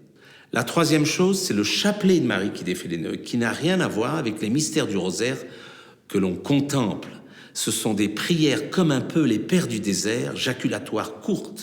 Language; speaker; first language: French; native; French